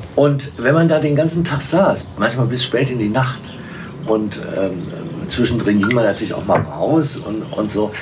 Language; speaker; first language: German; native; German